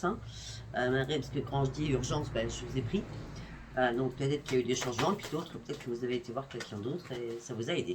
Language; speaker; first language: French; native; French